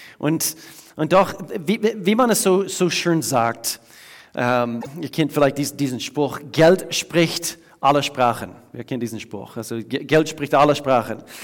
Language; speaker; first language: German; non-native, fluent; English